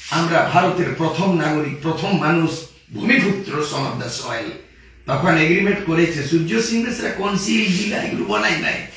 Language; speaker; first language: Bangla; non-native, local second language; Santali